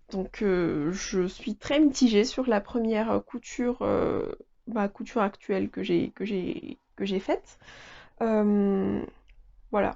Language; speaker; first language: French; native; French